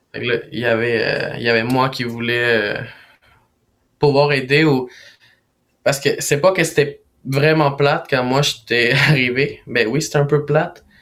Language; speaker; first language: French; non-native, fluent; Spanish